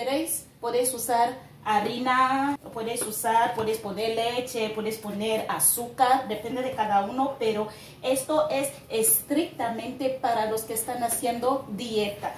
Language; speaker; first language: Spanish; non-native, learner; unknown